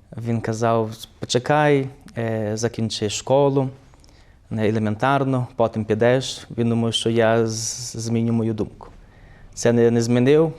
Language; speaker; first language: Ukrainian; early bilingual, heritage; Ukrainian